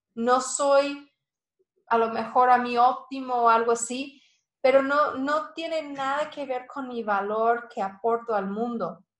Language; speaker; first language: Spanish; non-native, fluent; English